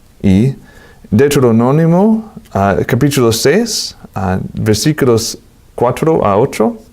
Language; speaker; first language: Spanish; non-native, fluent; English